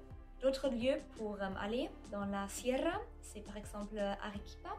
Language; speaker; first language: French; non-native, fluent; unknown